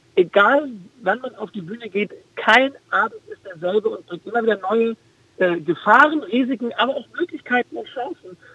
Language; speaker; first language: German; native; German